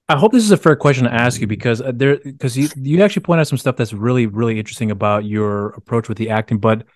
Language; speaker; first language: English; early bilingual, other home language; Spanish